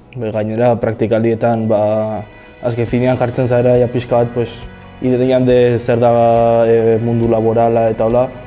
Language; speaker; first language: Basque; non-native, local second language; Spanish